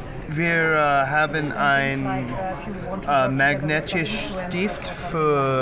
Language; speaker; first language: German; non-native, learner; English